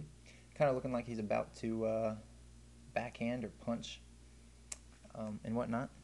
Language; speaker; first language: English; native; English